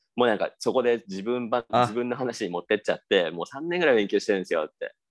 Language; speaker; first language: Japanese; native; Japanese